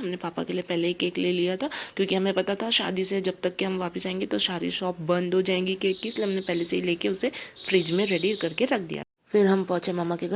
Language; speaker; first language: Hindi; native; Hindi